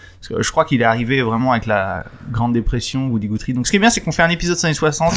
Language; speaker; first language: French; native; French